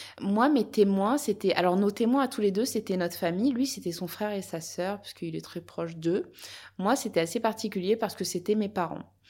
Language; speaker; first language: French; native; French